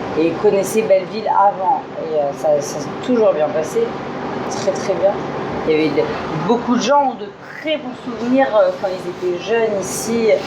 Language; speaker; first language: French; native; French